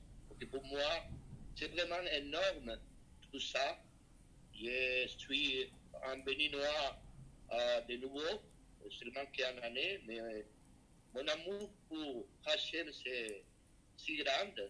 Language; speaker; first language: French; non-native, learner; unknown